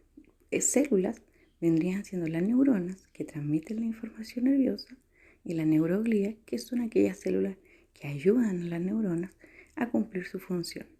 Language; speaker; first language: Spanish; native; Spanish